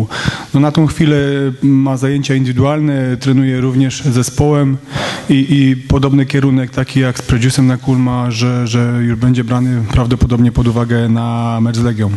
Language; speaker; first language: Polish; native; Polish